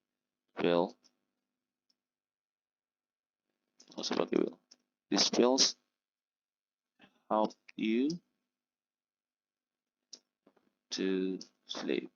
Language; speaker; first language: English; non-native, fluent; Indonesian